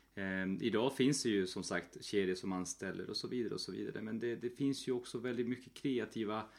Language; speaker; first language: Swedish; early bilingual, other home language; Spanish